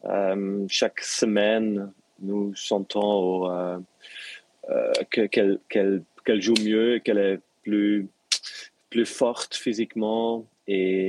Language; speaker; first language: French; non-native, local second language; Dutch